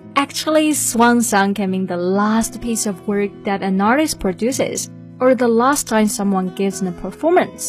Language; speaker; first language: English; non-native, fluent; Chinese